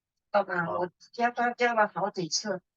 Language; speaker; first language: Chinese; early bilingual, heritage; Chinese